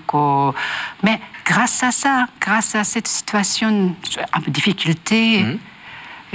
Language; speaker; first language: French; non-native, learner; Japanese